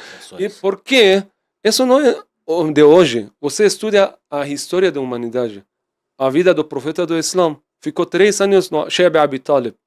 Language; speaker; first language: Portuguese; non-native, fluent; Persian